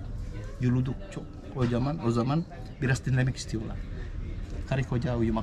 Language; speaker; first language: Turkish; non-native, learner; Indonesian